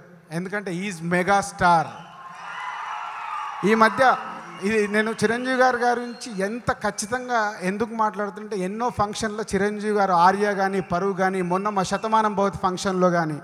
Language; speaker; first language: Telugu; native; Telugu